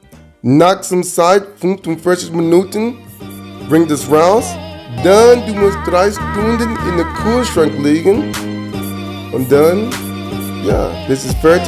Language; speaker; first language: German; non-native, learner; English